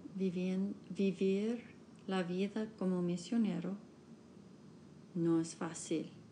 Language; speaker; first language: Spanish; non-native, learner; English